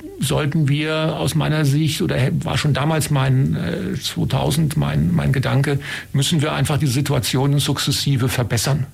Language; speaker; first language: German; native; German